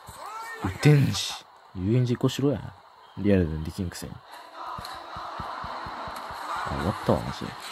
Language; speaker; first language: Japanese; native; Japanese